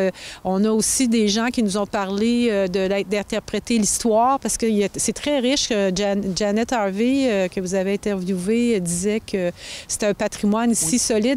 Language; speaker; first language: French; native; French